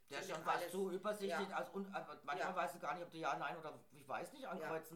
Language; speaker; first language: German; native; German